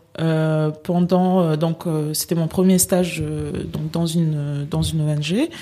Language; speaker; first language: French; native; French